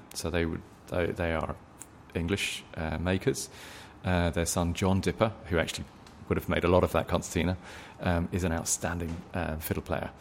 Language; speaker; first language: English; native; English